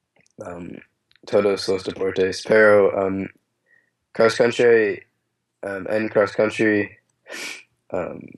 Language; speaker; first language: Spanish; non-native, learner; English